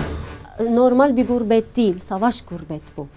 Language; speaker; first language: Turkish; non-native, learner; Arabic